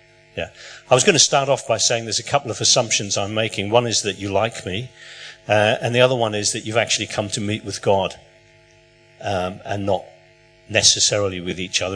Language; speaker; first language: English; native; English